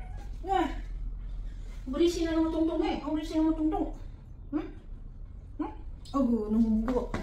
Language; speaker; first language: Korean; non-native, learner; Cebuano